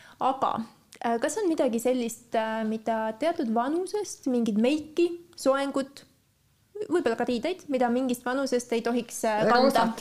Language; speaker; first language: Estonian; native; Estonian